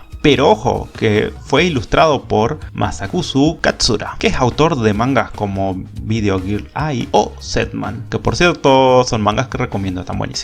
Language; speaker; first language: Spanish; native; Spanish